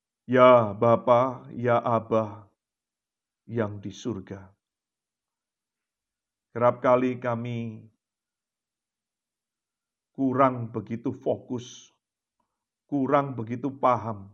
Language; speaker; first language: Indonesian; native; Indonesian